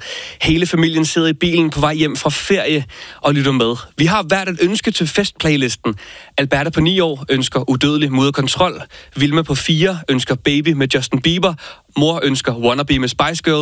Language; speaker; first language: Danish; native; Danish